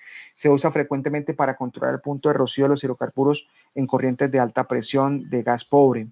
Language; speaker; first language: Spanish; native; Spanish